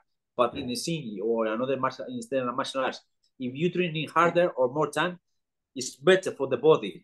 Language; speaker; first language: English; non-native, learner; Spanish